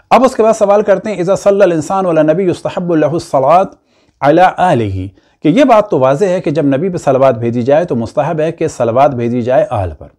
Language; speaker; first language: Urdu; native; Urdu